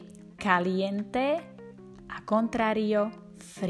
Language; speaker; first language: Spanish; non-native, fluent; Slovak